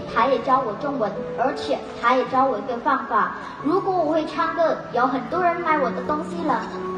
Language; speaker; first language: Chinese; non-native, learner; Khmer